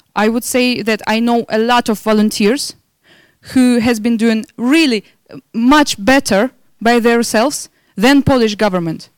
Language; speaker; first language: English; non-native, fluent; Belarusian